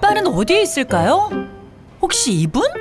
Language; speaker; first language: Korean; native; Korean